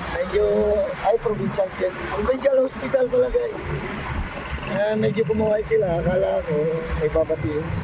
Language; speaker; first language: Filipino; non-native, local second language; Iloko